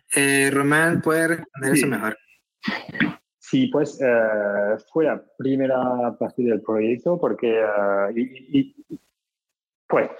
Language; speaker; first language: Spanish; non-native, fluent; French